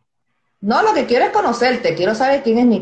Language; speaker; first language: Spanish; native; Spanish